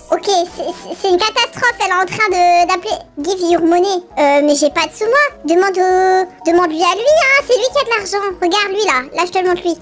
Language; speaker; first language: French; early bilingual, other home language; Polish